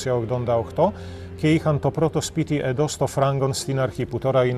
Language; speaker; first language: Greek; non-native, fluent; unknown